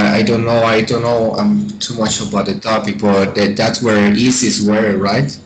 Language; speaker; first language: English; non-native, fluent; Spanish